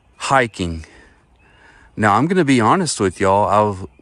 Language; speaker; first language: English; native; English